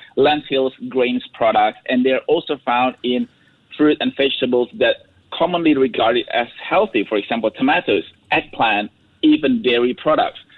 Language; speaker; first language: English; non-native, fluent; Indonesian